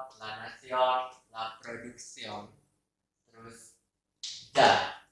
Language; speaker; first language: Spanish; non-native, learner; Indonesian